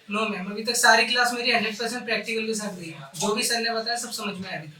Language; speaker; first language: Hindi; native; Hindi